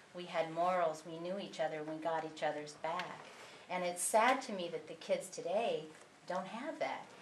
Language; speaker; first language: English; native; English